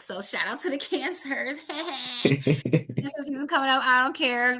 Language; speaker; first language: English; native; English